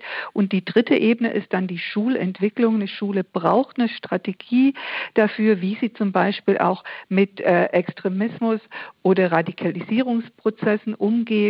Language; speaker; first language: German; native; German